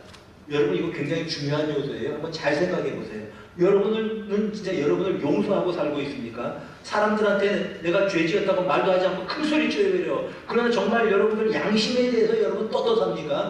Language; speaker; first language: Korean; native; Korean